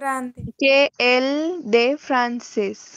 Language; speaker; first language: Spanish; non-native, learner; Marathi